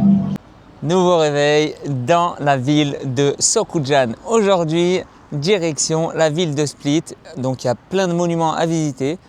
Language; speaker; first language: French; native; French